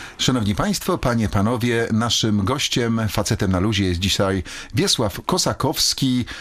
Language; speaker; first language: Polish; native; Polish